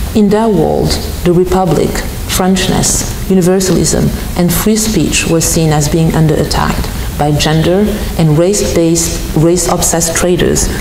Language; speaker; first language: English; non-native, fluent; French